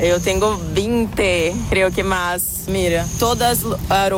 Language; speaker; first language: Spanish; non-native, fluent; Portuguese